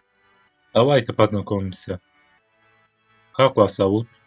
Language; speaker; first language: Russian; non-native, fluent; Turkmen